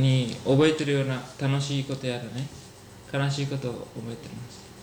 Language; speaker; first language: Japanese; early bilingual, heritage; Japanese